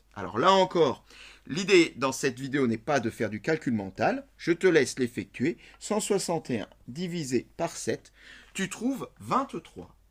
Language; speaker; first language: French; native; French